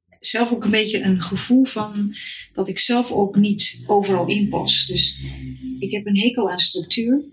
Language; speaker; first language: Dutch; native; Dutch